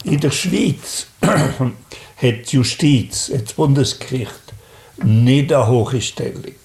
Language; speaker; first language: German; native; German